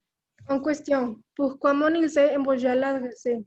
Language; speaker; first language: French; non-native, learner; Spanish